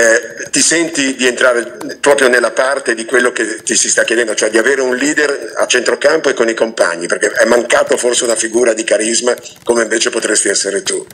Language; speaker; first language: Italian; native; Italian